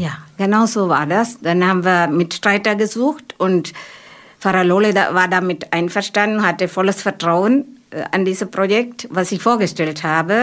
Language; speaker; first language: German; non-native, fluent; Malayalam